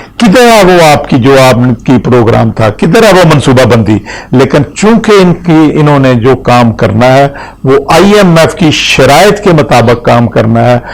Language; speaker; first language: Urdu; non-native, local second language; Punjabi